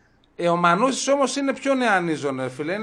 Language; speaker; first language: Greek; native; Greek